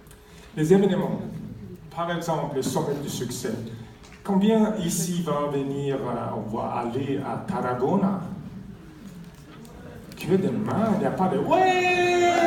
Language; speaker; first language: French; non-native, fluent; Swedish